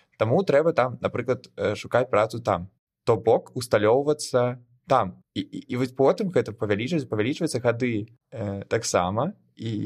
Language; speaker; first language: Belarusian; non-native, local second language; Russian